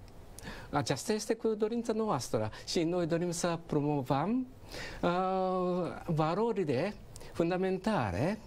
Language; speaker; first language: Romanian; non-native, learner; Japanese